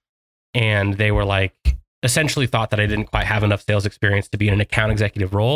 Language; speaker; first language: English; native; English